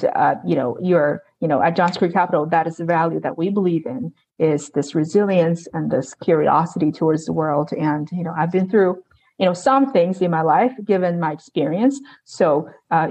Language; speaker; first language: English; non-native, fluent; Chinese